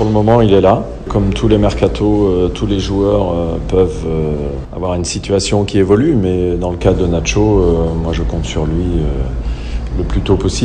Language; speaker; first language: French; native; French